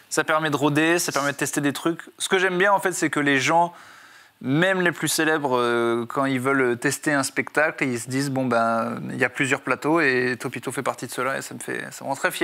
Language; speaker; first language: French; native; French